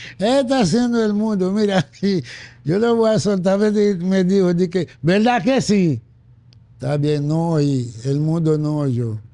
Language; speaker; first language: Spanish; non-native, fluent; Haitian Creole